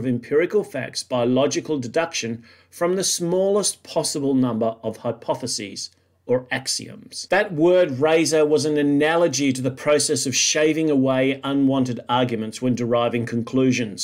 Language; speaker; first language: English; native; English